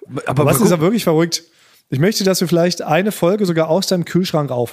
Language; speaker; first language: German; native; German